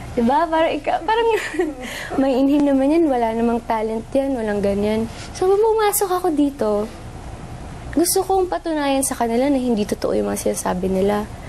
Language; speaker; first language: Filipino; non-native, local second language; Cebuano